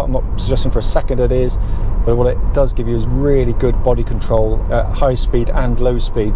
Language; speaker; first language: English; native; English